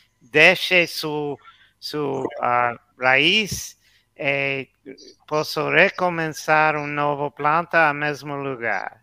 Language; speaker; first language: Portuguese; non-native, learner; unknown